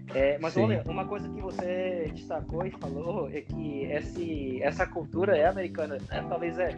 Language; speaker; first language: Portuguese; non-native, fluent; English